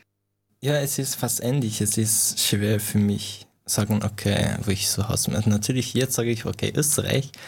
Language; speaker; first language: German; non-native, fluent; Persian